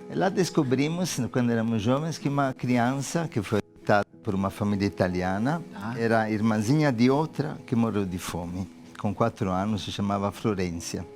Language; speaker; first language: Portuguese; non-native, fluent; Italian